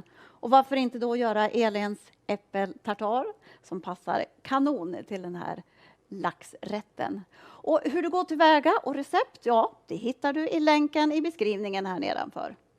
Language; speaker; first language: Swedish; native; Swedish